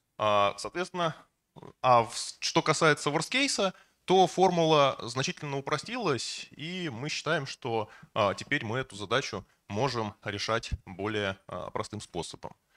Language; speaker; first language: Russian; native; Russian